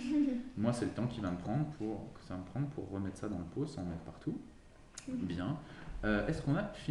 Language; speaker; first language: French; native; French